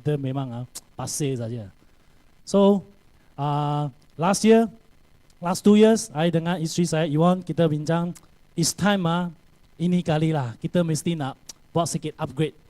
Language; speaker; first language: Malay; non-native, local second language; Chinese